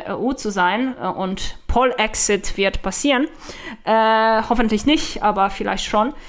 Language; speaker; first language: German; non-native, fluent; Polish